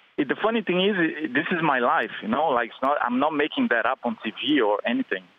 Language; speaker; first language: English; non-native, fluent; Portuguese